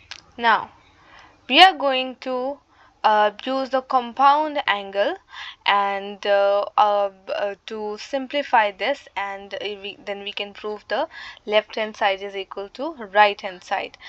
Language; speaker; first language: English; non-native, local second language; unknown